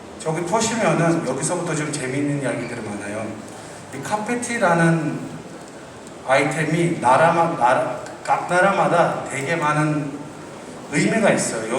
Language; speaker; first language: Korean; non-native, fluent; Turkish